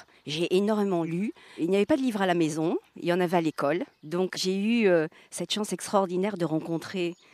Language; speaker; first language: French; early bilingual, other home language; Berber languages